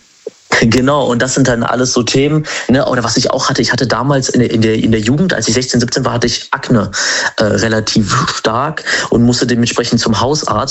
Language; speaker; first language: German; native; German